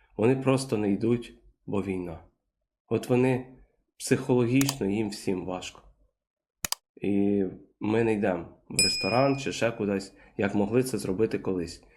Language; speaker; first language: Ukrainian; native; Ukrainian